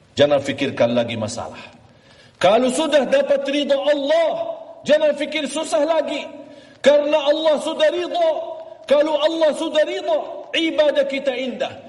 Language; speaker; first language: Malay; non-native, fluent; Arabic